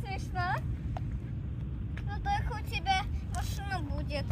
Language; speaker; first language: Russian; early bilingual, heritage; Russian